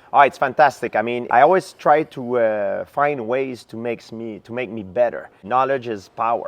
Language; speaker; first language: English; non-native, fluent; French